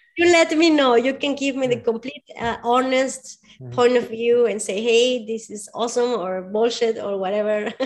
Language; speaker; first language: English; non-native, fluent; Spanish